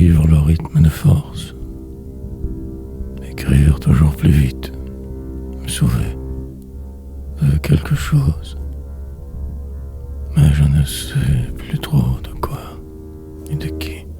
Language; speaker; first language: French; native; French